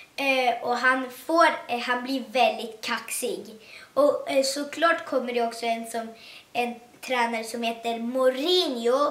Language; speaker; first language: Swedish; early bilingual, other home language; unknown